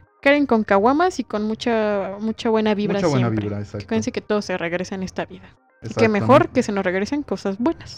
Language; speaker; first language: Spanish; native; Spanish